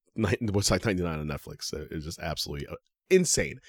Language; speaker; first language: English; native; English